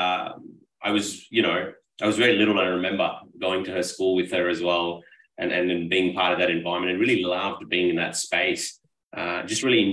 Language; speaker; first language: English; non-native, local second language; Urdu